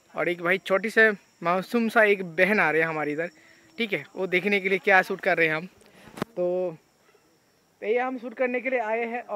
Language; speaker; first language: Hindi; non-native, local second language; Bangla